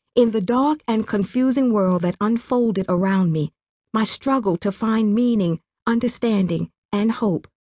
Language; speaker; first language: English; non-native, local second language; Kinyarwanda